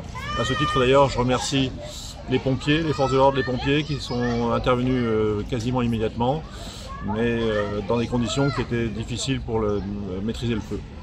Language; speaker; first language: French; native; French